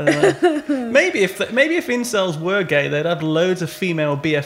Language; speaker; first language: English; native; English